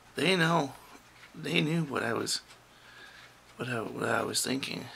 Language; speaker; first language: English; native; English